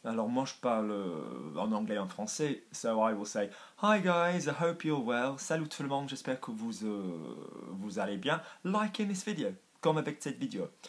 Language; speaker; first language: French; non-native, fluent; English